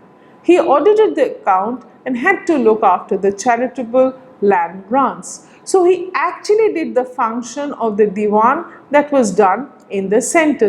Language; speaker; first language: English; non-native, local second language; Bangla